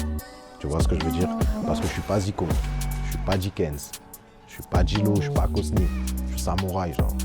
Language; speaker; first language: French; native; French